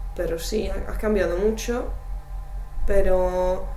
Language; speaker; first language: Spanish; non-native, fluent; English